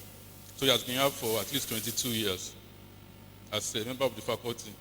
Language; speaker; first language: English; non-native, local second language; Yoruba